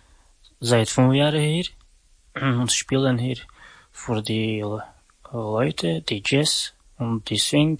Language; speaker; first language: German; non-native, learner; Slovak